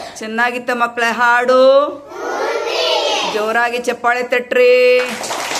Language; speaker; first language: Kannada; native; Kannada